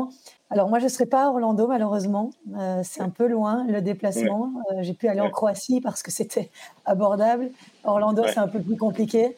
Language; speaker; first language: French; native; French